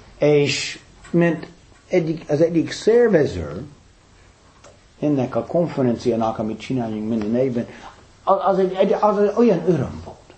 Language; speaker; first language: Hungarian; non-native, fluent; English